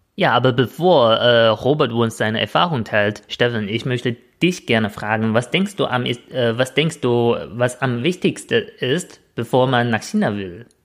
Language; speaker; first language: German; non-native, fluent; Chinese